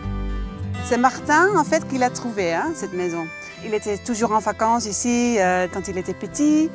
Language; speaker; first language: French; non-native, fluent; Dutch